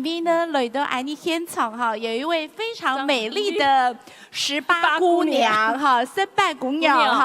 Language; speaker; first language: Chinese; native; Chinese